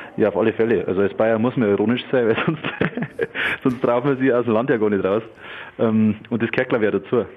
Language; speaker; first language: German; native; German